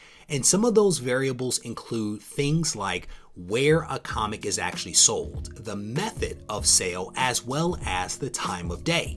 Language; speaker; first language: English; native; English